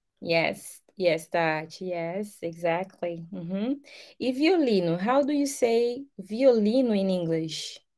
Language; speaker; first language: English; non-native, fluent; Portuguese